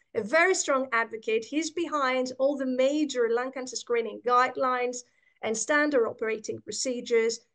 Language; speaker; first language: English; non-native, fluent; Greek